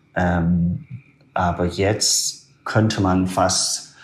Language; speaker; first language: German; non-native, fluent; English